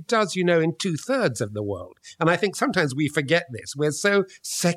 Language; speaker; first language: English; native; English